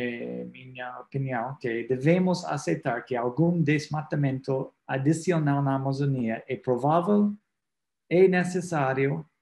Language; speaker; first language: Portuguese; non-native, fluent; English